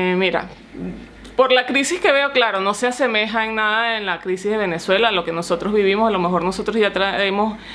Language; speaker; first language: Spanish; native; Spanish